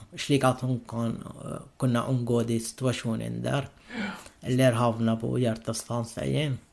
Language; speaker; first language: Norwegian; non-native, fluent; Arabic